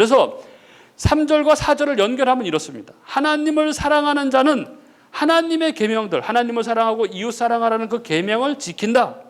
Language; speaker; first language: Korean; native; Korean